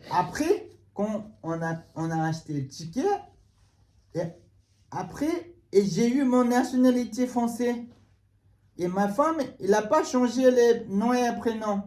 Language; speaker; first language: French; non-native, learner; Tibetan